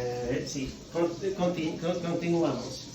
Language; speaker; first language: Italian; non-native, learner; Spanish